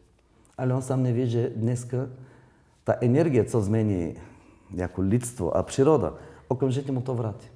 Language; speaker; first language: Czech; non-native, learner; Bulgarian